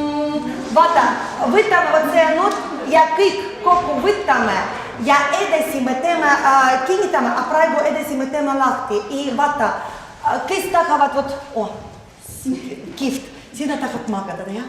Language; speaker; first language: Estonian; non-native, learner; Russian